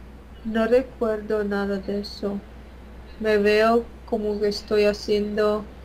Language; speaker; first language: Spanish; non-native, fluent; Latvian